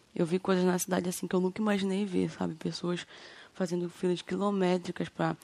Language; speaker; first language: Portuguese; native; Portuguese